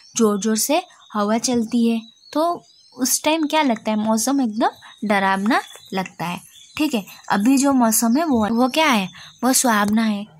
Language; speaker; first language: Hindi; non-native, local second language; Odia